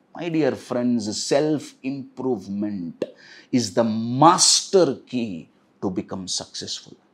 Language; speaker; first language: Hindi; non-native, local second language; Telugu